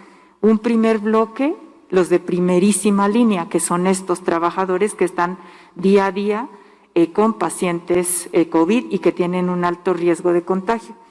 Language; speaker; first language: Spanish; native; Spanish